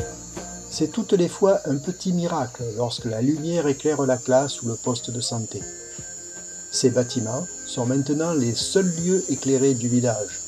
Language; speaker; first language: French; native; French